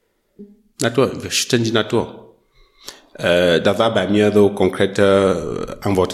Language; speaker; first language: German; non-native, learner; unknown